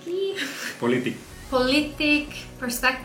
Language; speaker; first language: Indonesian; non-native, learner; English